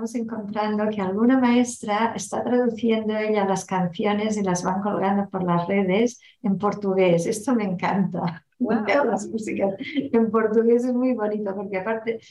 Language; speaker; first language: Spanish; non-native, local second language; Catalan